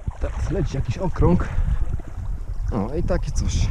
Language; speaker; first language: Polish; native; Polish